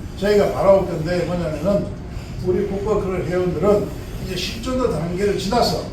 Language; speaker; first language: Korean; native; Korean